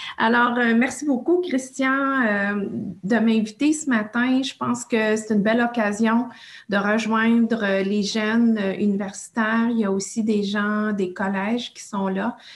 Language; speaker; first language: French; native; French